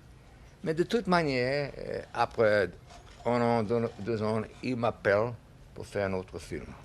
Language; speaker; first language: French; non-native, learner; English